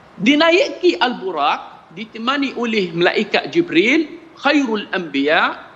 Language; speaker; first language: Malay; non-native, fluent; Arabic